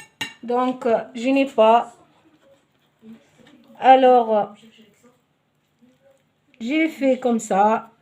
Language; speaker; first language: French; non-native, local second language; Arabic